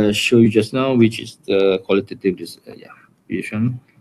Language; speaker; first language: English; non-native, local second language; Malay